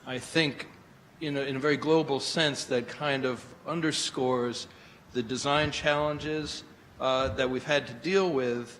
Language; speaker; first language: English; native; English